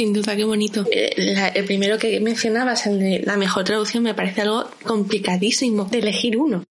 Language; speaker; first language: Spanish; native; Spanish